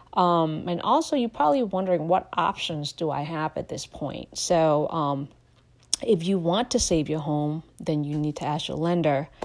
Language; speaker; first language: English; non-native, fluent; Lao